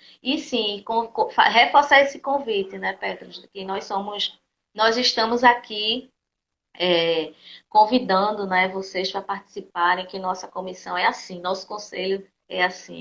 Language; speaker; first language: Portuguese; native; Portuguese